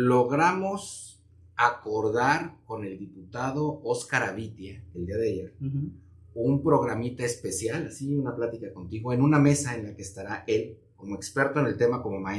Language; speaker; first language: Spanish; native; Spanish